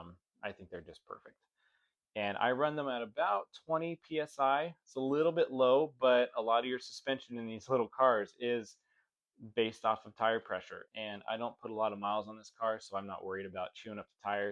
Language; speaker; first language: English; native; English